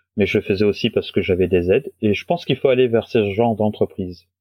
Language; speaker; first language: French; non-native, local second language; Wolof